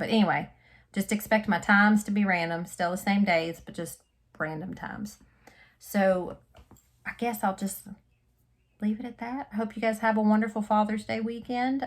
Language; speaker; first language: English; native; English